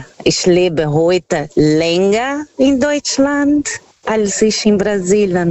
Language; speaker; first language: German; non-native, fluent; Portuguese